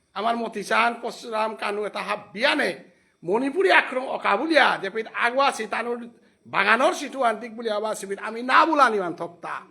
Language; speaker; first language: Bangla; non-native, local second language; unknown